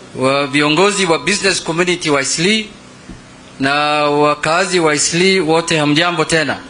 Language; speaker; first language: Swahili; non-native, local second language; Somali